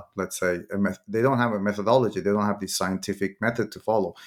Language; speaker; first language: English; non-native, fluent; Persian